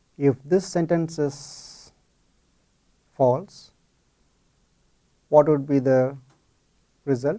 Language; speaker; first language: English; non-native, fluent; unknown